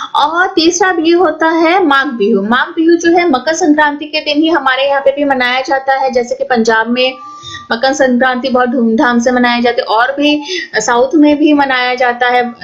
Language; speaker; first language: Hindi; non-native, local second language; Assamese